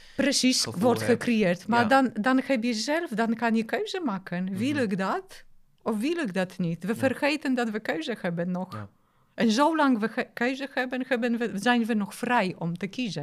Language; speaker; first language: Dutch; non-native, fluent; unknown